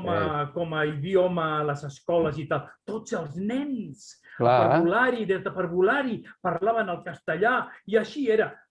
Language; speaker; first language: Catalan; non-native, local second language; Spanish